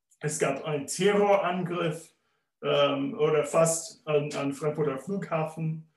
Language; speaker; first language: German; non-native, fluent; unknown